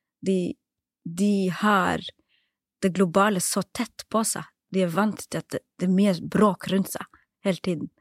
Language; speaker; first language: Norwegian; early bilingual, other home language; Somali